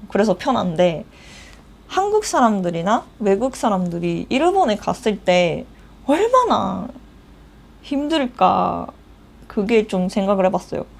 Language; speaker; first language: Korean; non-native, fluent; Japanese